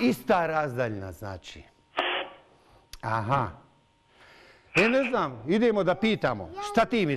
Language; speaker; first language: Bosnian; native; Bosnian